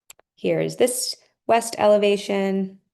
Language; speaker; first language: English; native; English